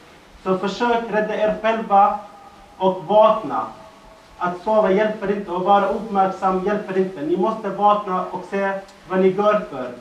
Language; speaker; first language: Swedish; non-native, fluent; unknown